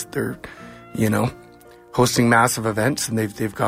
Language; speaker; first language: English; native; English